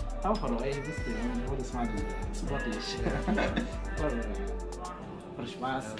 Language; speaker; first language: German; non-native, learner; Arabic